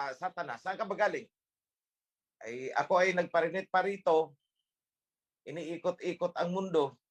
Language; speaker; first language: Filipino; native; Filipino